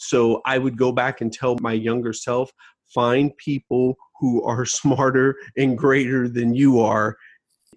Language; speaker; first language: English; native; English